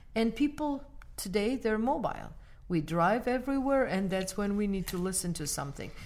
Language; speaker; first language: English; non-native, fluent; Armenian